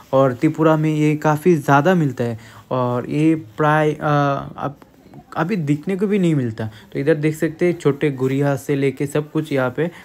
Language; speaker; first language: Hindi; non-native, local second language; Bangla